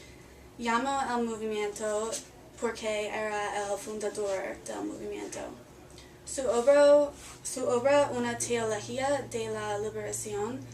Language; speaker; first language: Spanish; non-native, learner; English